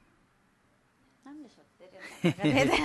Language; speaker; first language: Japanese; non-native, learner; Nepali